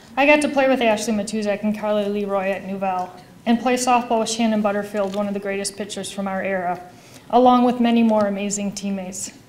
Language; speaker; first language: English; native; English